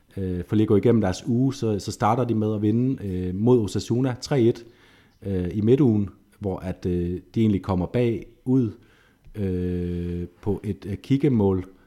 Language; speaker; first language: Danish; native; Danish